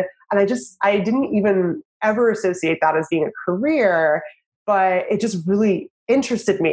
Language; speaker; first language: English; native; English